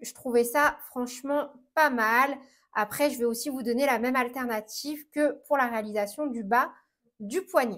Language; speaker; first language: French; native; French